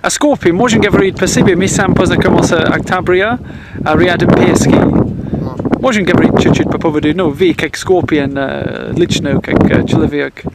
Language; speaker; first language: Russian; non-native, learner; English